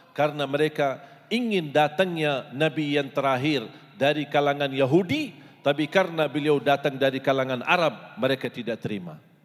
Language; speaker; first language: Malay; non-native, fluent; Arabic